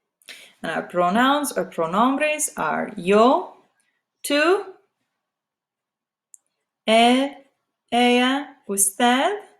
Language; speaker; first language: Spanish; non-native, fluent; English